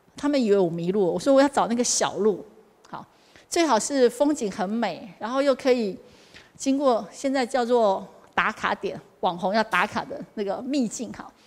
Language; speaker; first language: Chinese; native; Chinese